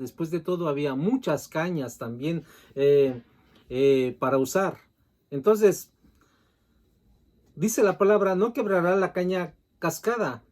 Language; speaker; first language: Spanish; native; Spanish